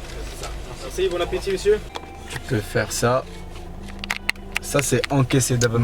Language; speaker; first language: French; non-native, learner; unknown